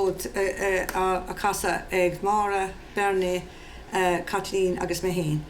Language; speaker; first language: Irish; native; Irish